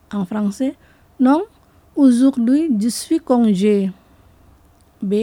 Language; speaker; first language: French; non-native, fluent; Indonesian